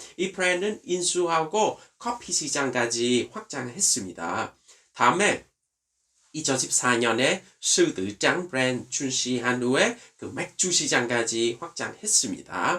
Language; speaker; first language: Korean; non-native, fluent; Vietnamese